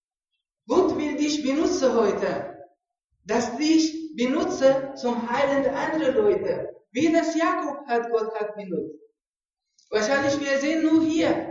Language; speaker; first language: German; non-native, learner; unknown